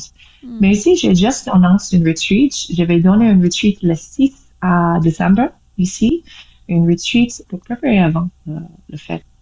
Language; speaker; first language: French; non-native, learner; English